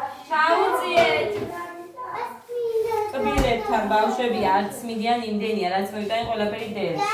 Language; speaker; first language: Georgian; native; Georgian